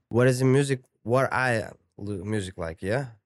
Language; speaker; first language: English; non-native, learner; Ukrainian